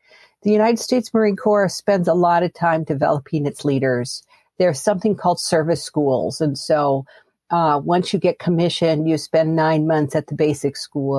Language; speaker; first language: English; native; English